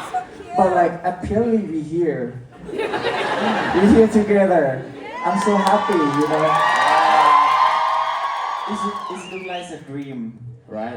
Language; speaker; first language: English; non-native, learner; Thai